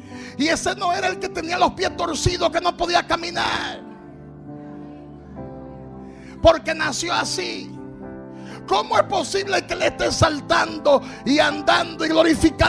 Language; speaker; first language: Spanish; native; Spanish